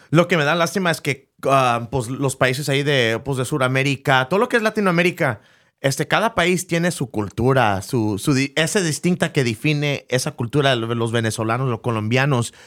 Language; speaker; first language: Spanish; early bilingual, heritage; Spanish